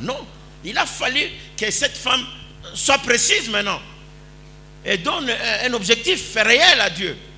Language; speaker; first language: French; non-native, local second language; Lingala